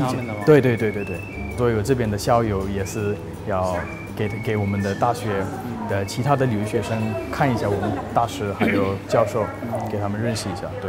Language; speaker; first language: Chinese; non-native, fluent; English